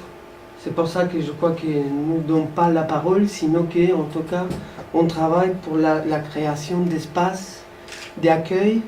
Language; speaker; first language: French; non-native, fluent; Spanish